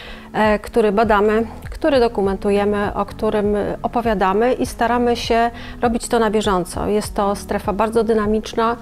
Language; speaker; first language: Polish; native; Polish